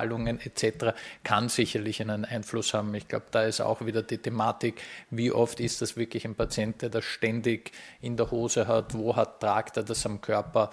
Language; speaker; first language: German; native; German